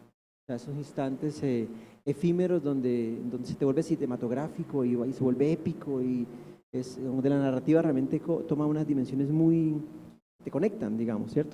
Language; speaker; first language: Spanish; native; Spanish